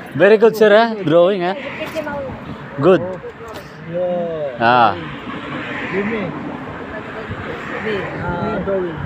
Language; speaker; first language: English; non-native, local second language; Filipino